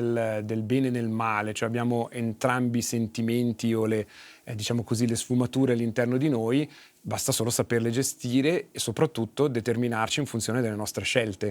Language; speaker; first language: Italian; native; Italian